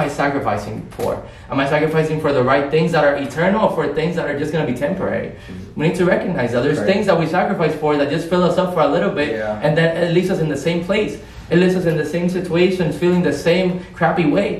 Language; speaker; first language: English; non-native, fluent; Spanish